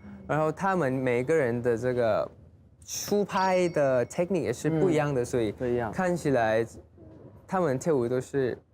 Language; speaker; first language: Chinese; non-native, fluent; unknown